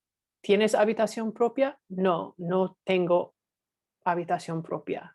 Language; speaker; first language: Spanish; non-native, fluent; English